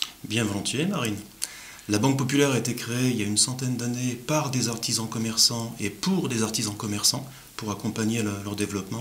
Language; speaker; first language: French; native; French